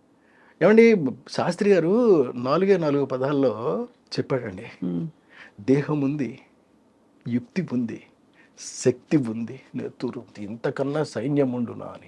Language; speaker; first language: Telugu; native; Telugu